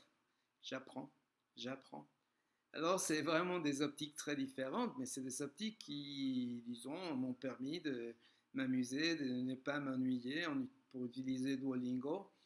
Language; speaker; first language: French; non-native, fluent; Spanish